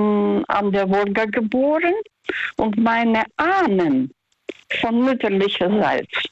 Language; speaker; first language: German; non-native, fluent; Russian